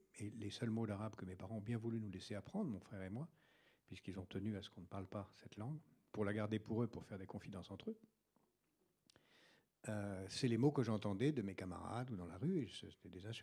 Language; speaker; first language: French; native; French